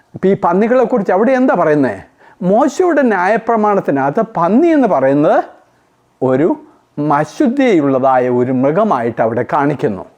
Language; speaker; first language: Malayalam; native; Malayalam